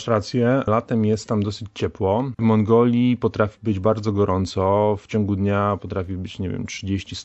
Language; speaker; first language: Polish; native; Polish